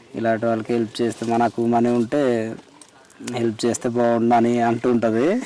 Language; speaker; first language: Telugu; non-native, local second language; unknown